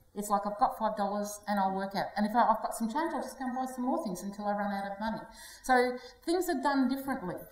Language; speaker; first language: English; native; English